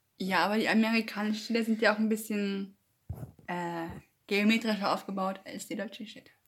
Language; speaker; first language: German; native; German